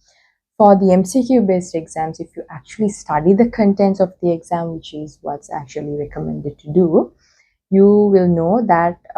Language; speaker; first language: English; non-native, local second language; Sinhala